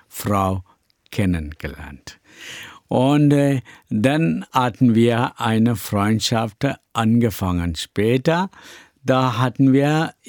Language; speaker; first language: German; non-native, learner; Tamil